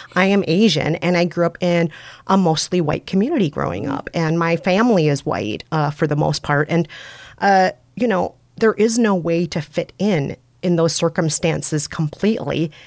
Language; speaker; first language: English; native; English